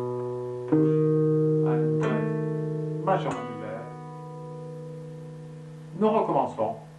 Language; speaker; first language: French; native; French